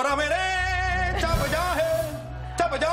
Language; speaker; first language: Indonesian; native; Indonesian